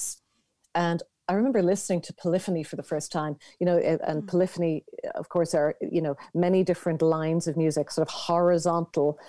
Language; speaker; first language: English; native; English